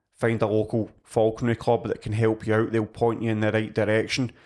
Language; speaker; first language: English; native; English